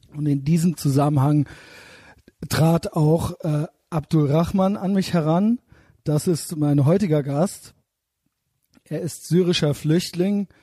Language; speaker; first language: German; native; German